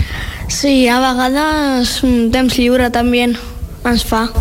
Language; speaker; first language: Catalan; non-native, learner; Georgian